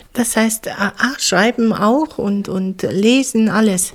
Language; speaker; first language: German; native; German